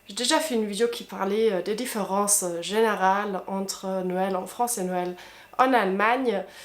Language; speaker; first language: French; non-native, fluent; German